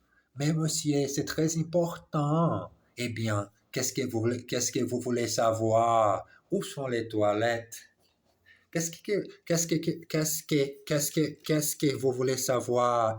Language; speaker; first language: French; non-native, learner; English